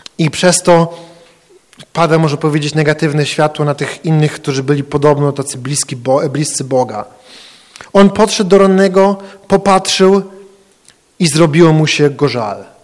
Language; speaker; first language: Polish; early bilingual, heritage; Polish